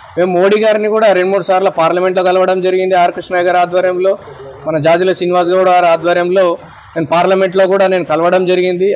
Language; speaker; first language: Telugu; non-native, local second language; Kannada